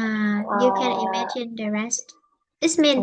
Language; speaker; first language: English; non-native, fluent; Vietnamese